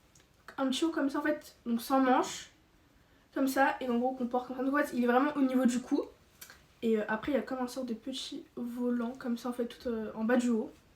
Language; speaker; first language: French; native; French